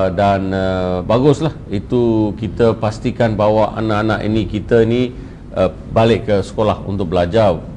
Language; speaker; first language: Malay; non-native, local second language; Tamil